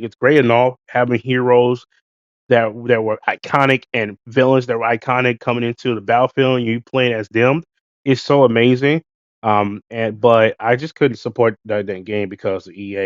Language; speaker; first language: English; native; English